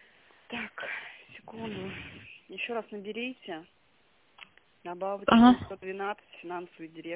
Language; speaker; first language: Russian; native; Russian